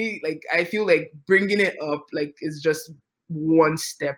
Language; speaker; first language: English; non-native, local second language; Yoruba